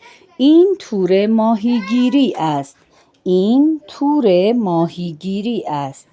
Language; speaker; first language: Persian; non-native, fluent; Urdu